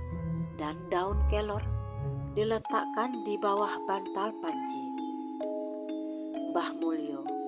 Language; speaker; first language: Indonesian; native; Indonesian